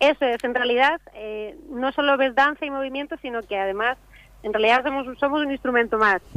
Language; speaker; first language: Spanish; native; Spanish